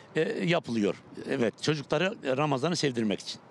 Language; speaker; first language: Turkish; native; Turkish